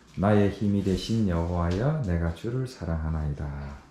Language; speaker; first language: Korean; native; Korean